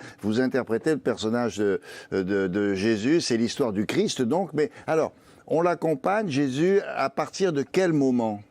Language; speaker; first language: French; native; French